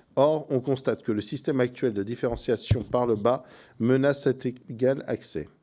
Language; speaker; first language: French; native; French